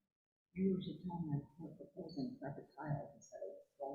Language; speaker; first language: English; native; English